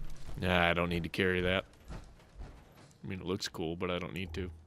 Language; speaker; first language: English; native; English